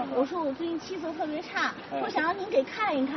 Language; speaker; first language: Chinese; native; Chinese